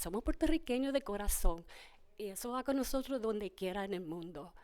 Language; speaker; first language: Spanish; early bilingual, heritage; Spanish